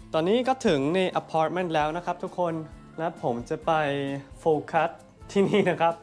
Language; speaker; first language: Thai; early bilingual, other home language; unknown